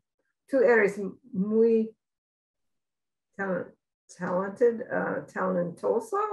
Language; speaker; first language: Spanish; non-native, learner; English